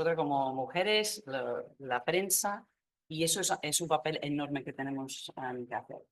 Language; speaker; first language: Spanish; non-native, fluent; English